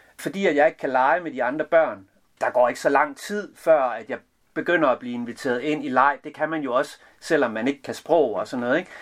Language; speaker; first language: Danish; early bilingual, other home language; Serbian